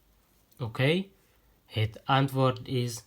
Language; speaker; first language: Dutch; non-native, learner; Tigrinya